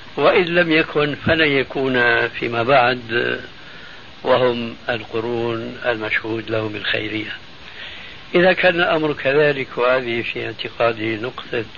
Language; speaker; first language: Arabic; early bilingual, other home language; Albanian